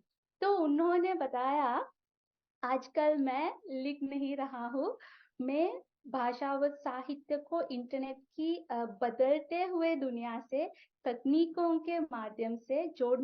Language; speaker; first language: Hindi; non-native, fluent; Sinhala